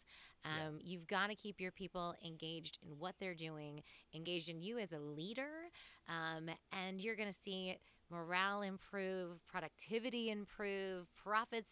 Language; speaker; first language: English; native; English